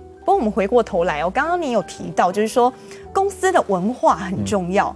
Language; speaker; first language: Chinese; native; Chinese